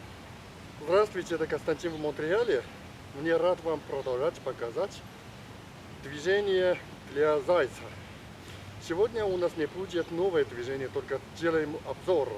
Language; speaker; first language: Russian; non-native, learner; Chinese